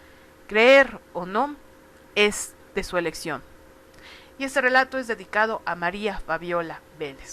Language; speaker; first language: Spanish; native; Spanish